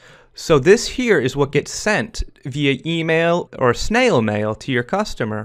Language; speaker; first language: English; native; English